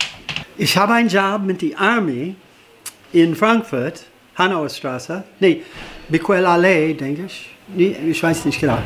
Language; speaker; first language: German; non-native, fluent; English